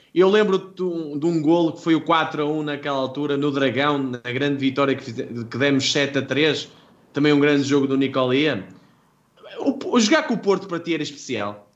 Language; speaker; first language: Portuguese; native; Portuguese